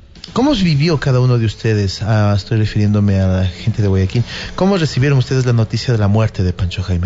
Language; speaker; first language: Spanish; native; Spanish